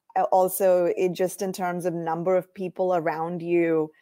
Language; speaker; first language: English; non-native, local second language; Tamil